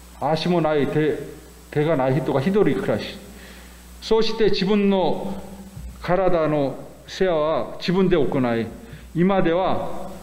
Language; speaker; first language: Japanese; non-native, fluent; Korean